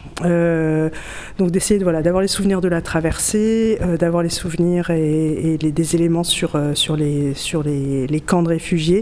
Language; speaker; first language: French; native; French